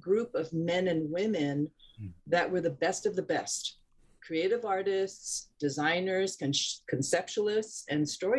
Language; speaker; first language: English; non-native, local second language; Cantonese